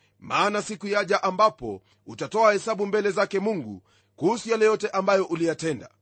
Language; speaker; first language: Swahili; non-native, local second language; Luyia